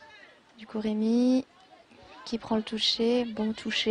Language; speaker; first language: French; native; French